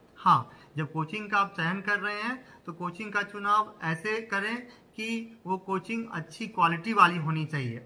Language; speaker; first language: Hindi; native; Hindi